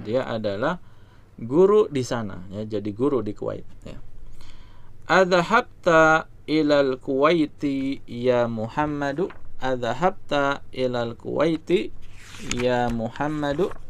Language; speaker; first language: Arabic; non-native, learner; Indonesian